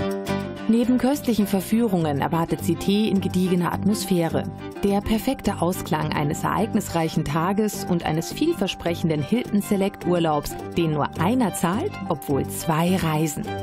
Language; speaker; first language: German; native; German